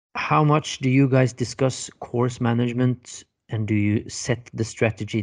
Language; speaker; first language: English; non-native, fluent; Norwegian